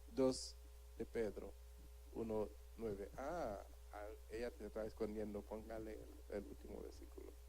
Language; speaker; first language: Spanish; non-native, fluent; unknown